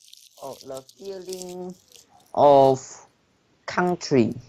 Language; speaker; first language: English; non-native, learner; Chinese